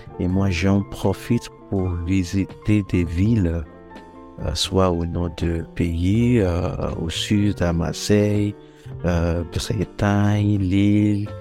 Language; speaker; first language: French; non-native, fluent; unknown